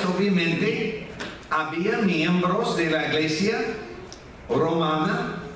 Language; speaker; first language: Spanish; non-native, fluent; English